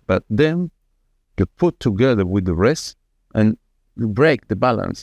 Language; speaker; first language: English; non-native, fluent; Spanish